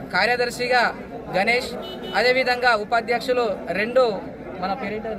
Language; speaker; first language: Telugu; non-native, local second language; Lambadi